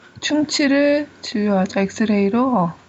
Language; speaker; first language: Korean; early bilingual, heritage; Korean